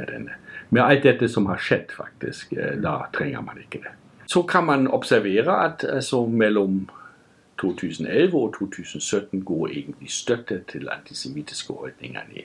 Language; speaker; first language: Norwegian; non-native, fluent; German